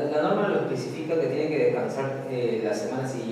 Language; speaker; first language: Spanish; native; Spanish